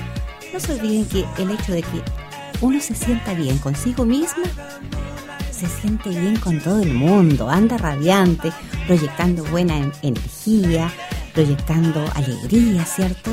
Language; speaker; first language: Spanish; native; Spanish